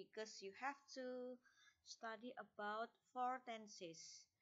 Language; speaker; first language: English; non-native, fluent; Indonesian